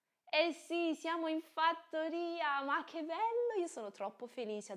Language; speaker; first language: Italian; native; Italian